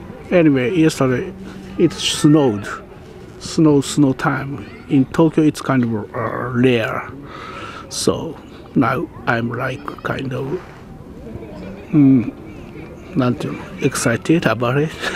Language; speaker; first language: English; non-native, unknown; Japanese